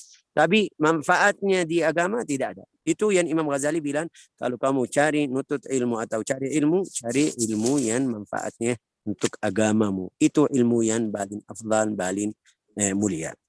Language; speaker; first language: Indonesian; non-native, learner; Arabic